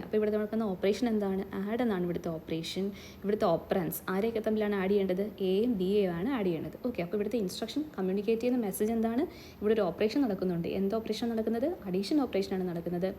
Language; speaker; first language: Malayalam; native; Malayalam